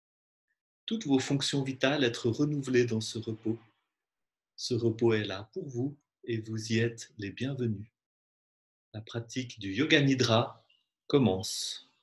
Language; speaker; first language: French; native; French